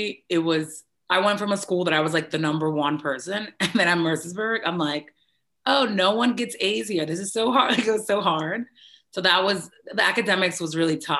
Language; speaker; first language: English; native; English